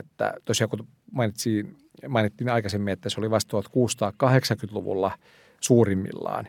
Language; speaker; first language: Finnish; native; Finnish